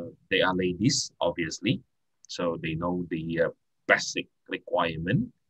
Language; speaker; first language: English; non-native, fluent; Indonesian